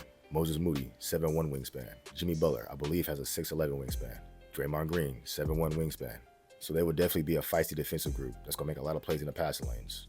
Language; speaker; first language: English; native; English